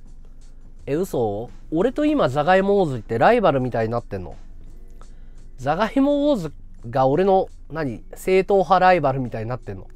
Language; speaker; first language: Japanese; native; Japanese